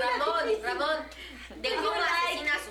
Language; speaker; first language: Spanish; native; Spanish